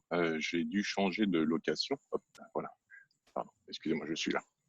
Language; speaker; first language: French; native; French